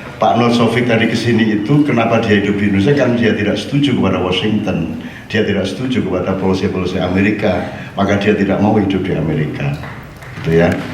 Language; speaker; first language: Indonesian; non-native, local second language; Javanese